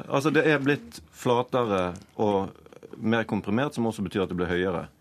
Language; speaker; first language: Norwegian; native; Norwegian